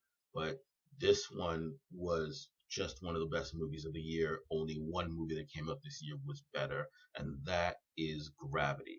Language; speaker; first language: English; native; English